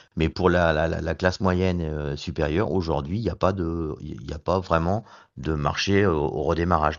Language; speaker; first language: French; native; French